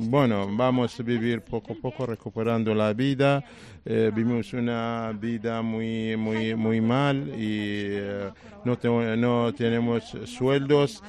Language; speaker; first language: Spanish; non-native, fluent; Arabic